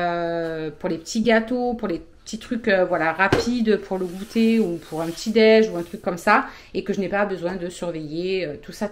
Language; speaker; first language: French; native; French